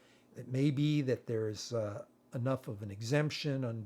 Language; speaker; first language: English; native; English